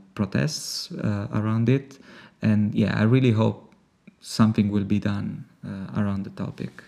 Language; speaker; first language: English; non-native, fluent; Italian